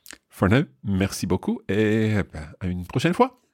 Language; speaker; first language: French; non-native, fluent; English